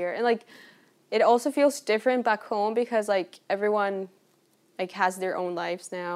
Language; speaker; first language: English; non-native, fluent; Spanish